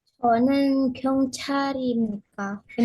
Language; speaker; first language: Korean; non-native, learner; Indonesian